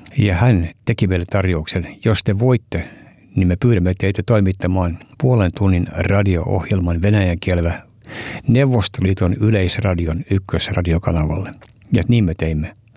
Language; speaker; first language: Finnish; non-native, fluent; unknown